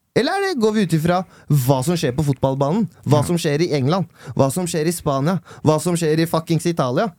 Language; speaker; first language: Norwegian; early bilingual, other home language; Persian